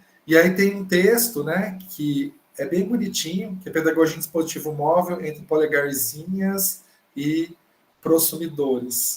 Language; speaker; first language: Portuguese; native; Portuguese